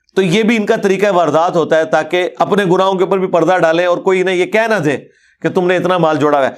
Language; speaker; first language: Urdu; non-native, local second language; Punjabi